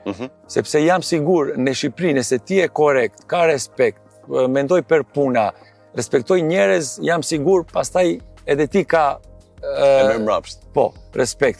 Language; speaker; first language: Albanian; non-native, learner; Serbian